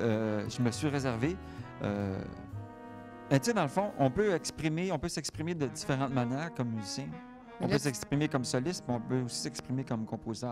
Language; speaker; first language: French; native; French